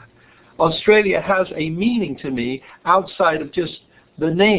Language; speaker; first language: English; native; English